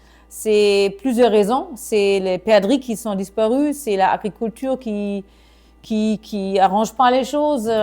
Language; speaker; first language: French; non-native, fluent; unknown